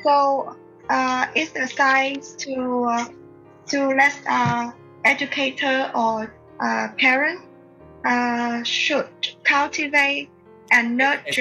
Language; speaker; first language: English; non-native, learner; Vietnamese